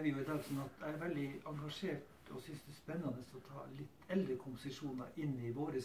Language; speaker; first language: Norwegian; native; Norwegian